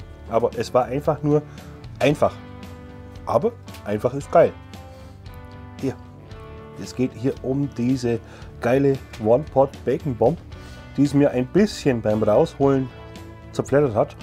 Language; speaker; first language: German; native; German